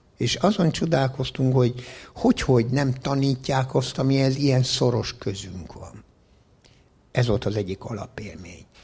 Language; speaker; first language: Hungarian; native; Hungarian